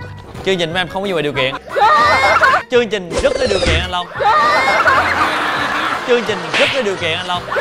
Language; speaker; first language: Vietnamese; native; Vietnamese